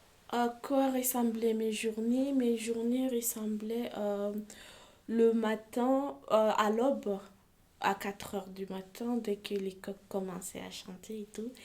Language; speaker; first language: French; non-native, fluent; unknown